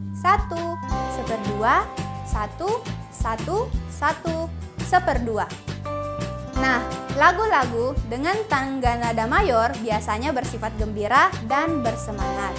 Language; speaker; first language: Indonesian; native; Indonesian